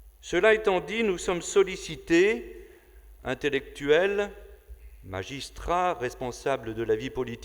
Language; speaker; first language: French; native; French